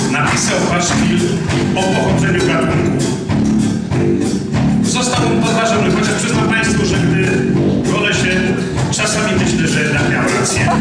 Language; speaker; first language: Polish; native; Polish